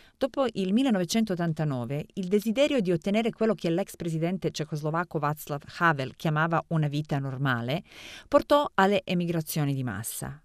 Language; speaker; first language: Italian; non-native, fluent; Serbian